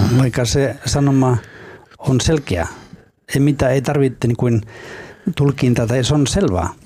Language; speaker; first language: Finnish; non-native, fluent; Spanish